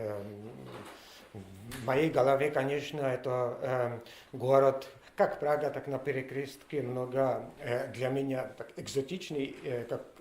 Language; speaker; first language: Russian; non-native, learner; Czech